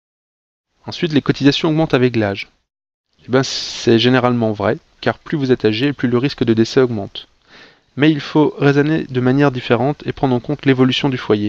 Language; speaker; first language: French; native; French